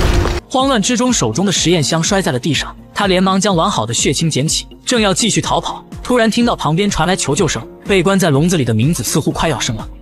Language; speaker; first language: Chinese; native; Chinese